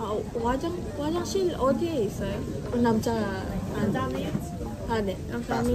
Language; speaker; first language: Korean; non-native, learner; Filipino